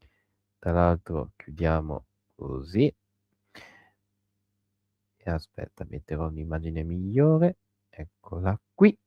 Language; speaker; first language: Italian; native; Italian